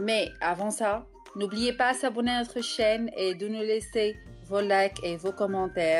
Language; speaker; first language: French; non-native, local second language; Arabic